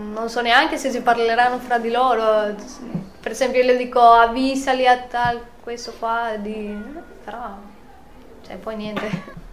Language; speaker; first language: Italian; non-native, fluent; Spanish